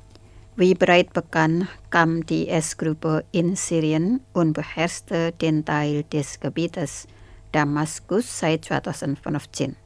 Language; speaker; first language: German; non-native, fluent; Indonesian